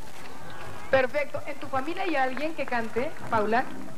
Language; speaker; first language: Spanish; native; Spanish